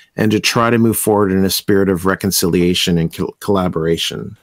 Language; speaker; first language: English; native; English